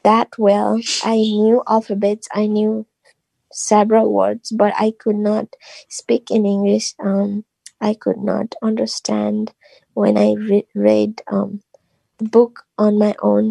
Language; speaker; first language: English; non-native, local second language; Nepali